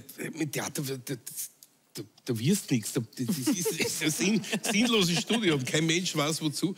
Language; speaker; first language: German; native; German